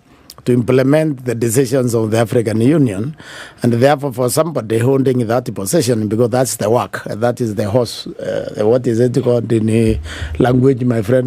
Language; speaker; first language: English; non-native, local second language; Meru